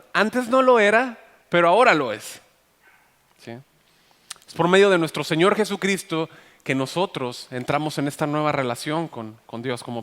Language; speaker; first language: Spanish; native; Spanish